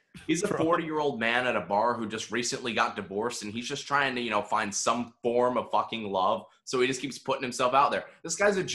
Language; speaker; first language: English; native; English